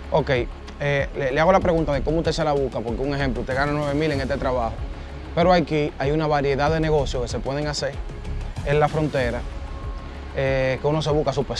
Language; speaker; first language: Spanish; native; Spanish